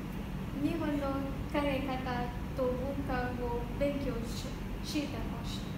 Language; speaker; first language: Japanese; non-native, learner; Malay